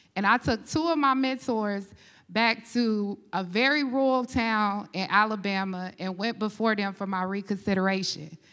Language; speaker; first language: English; native; English